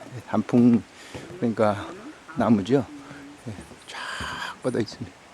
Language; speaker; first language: Korean; native; Korean